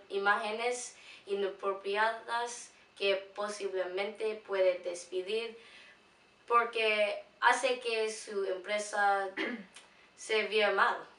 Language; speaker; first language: Spanish; non-native, learner; English